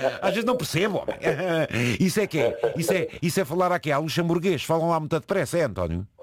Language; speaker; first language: Portuguese; native; Portuguese